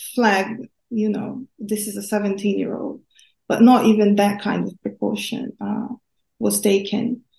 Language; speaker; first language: English; non-native, fluent; Portuguese